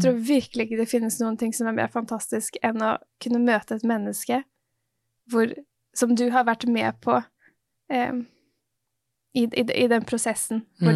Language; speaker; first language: Norwegian; native; Norwegian